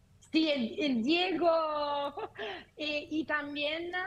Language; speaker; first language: Spanish; non-native, fluent; Italian